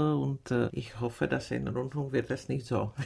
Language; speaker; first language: German; non-native, fluent; Czech